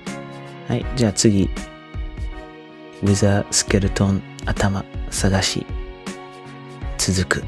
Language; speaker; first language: Japanese; non-native, learner; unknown